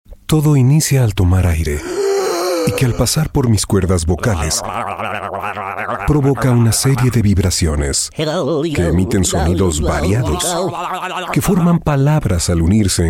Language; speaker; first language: Spanish; native; Spanish